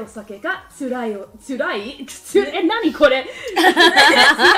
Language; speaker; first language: Japanese; non-native, learner; English